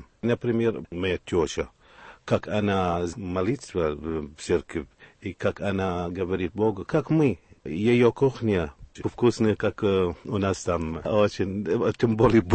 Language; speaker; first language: Russian; non-native, learner; Arabic